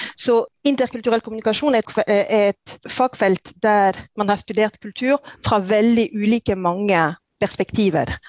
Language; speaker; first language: Norwegian; non-native, fluent; French